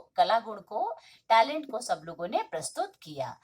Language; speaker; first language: Hindi; non-native, local second language; Marathi